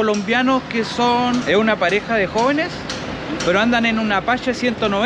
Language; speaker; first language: Spanish; native; Spanish